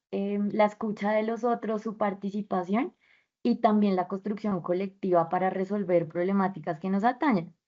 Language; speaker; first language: Spanish; native; Spanish